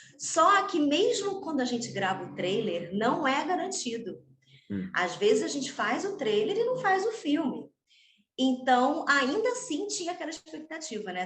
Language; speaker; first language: Portuguese; native; Portuguese